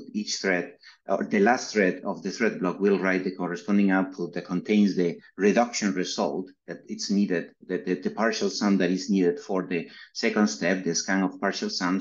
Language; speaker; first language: English; non-native, fluent; Spanish